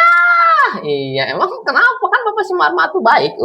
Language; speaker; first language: Indonesian; non-native, local second language; Sundanese